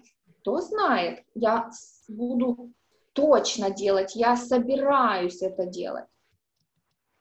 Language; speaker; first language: Russian; native; Russian